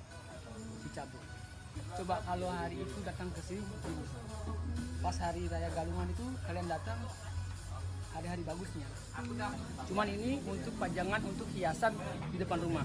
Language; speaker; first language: Indonesian; non-native, local second language; Balinese